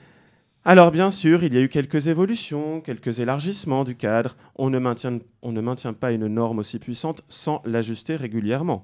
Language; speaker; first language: French; native; French